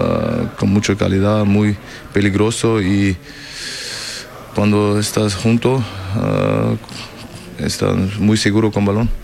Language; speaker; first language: Spanish; non-native, learner; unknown